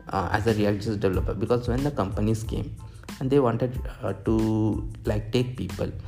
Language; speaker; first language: English; non-native, local second language; Hindi